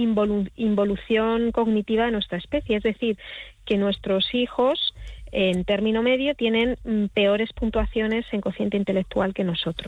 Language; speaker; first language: Spanish; native; Spanish